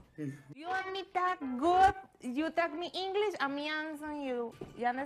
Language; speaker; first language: English; non-native, learner; Spanish